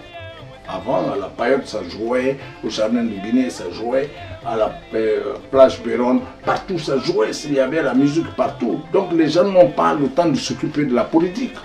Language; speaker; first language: French; non-native, local second language; Mandingo